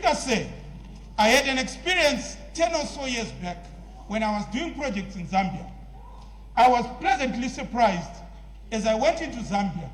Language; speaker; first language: English; non-native, local second language; Shona